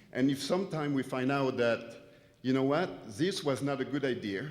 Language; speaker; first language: English; non-native, fluent; French